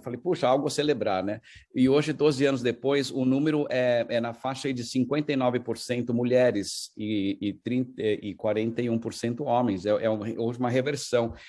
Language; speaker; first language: Portuguese; native; Portuguese